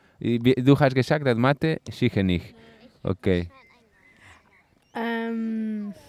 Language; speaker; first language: German; non-native, learner; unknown